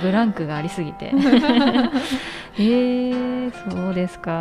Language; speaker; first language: Japanese; native; Japanese